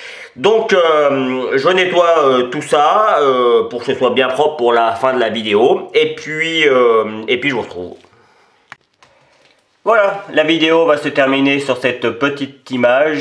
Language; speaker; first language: French; native; French